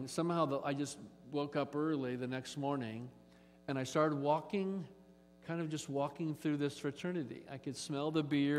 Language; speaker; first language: English; native; English